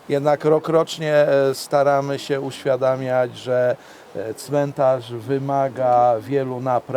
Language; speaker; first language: Polish; native; Polish